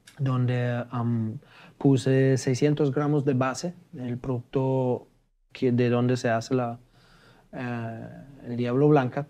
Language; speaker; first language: Spanish; non-native, fluent; German